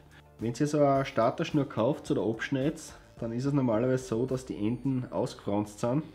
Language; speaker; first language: German; native; German